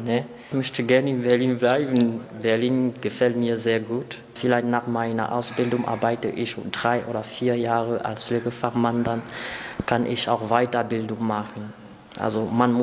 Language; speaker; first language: German; non-native, learner; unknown